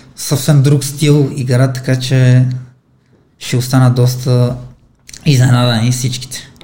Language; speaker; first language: Bulgarian; non-native, fluent; Armenian